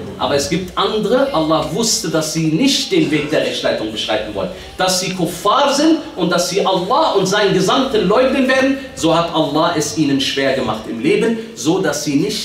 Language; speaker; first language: German; early bilingual, other home language; Arabic